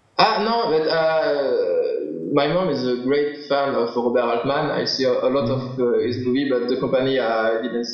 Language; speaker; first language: English; non-native, learner; French